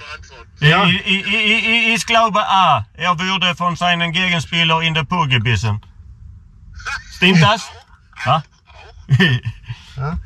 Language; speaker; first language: German; non-native, learner; Swedish